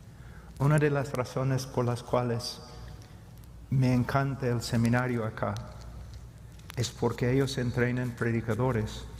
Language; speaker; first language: Spanish; non-native, fluent; English